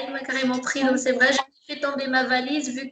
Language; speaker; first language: French; non-native, local second language; Malagasy